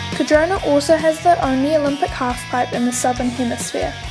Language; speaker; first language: English; native; English